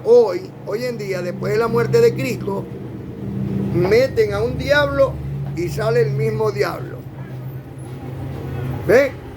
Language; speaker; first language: Spanish; native; Spanish